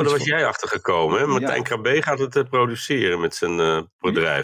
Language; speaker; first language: Dutch; native; Dutch